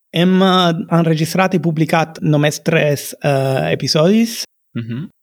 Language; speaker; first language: Catalan; non-native, fluent; Italian